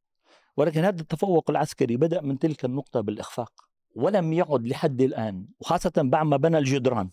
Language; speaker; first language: Arabic; native; Arabic